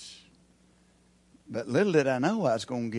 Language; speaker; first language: English; native; English